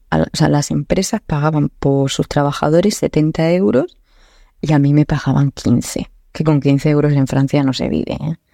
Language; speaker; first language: Spanish; native; Spanish